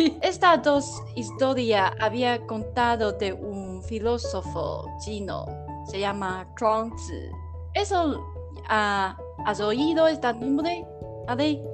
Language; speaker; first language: Spanish; non-native, learner; Chinese